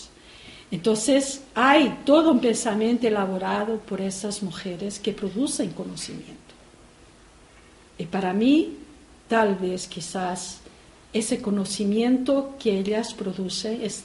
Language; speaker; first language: Spanish; non-native, fluent; Portuguese